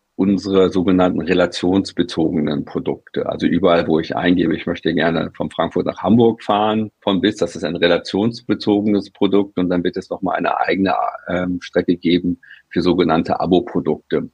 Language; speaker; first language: German; native; German